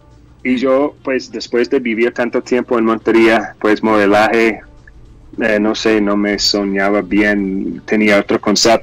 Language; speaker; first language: Spanish; non-native, fluent; English